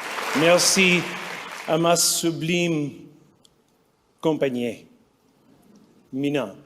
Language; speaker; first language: French; non-native, learner; English